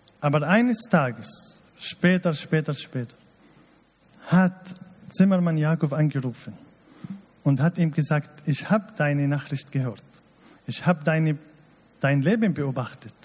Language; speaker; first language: German; non-native, fluent; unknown